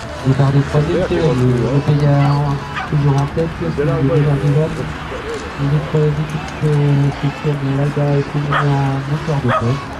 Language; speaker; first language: French; native; French